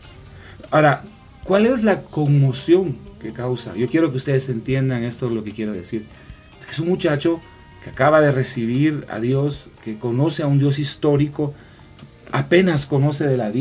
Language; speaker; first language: Spanish; native; Spanish